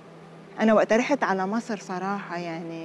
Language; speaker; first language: Arabic; native; Arabic